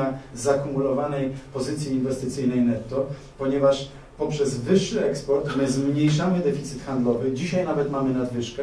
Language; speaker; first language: Polish; native; Polish